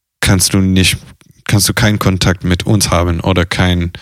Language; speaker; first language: German; non-native, fluent; Italian